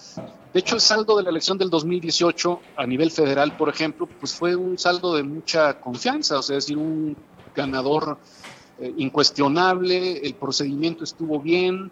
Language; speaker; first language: Spanish; native; Spanish